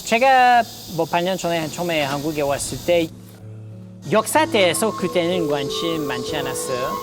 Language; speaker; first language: Korean; non-native, learner; French